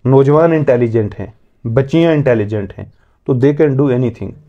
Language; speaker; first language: Hindi; native; Hindi